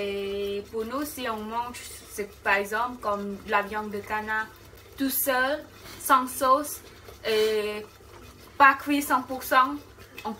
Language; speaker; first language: French; non-native, learner; Khmer